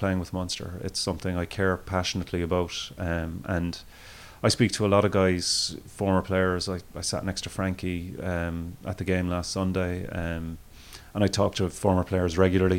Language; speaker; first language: English; native; English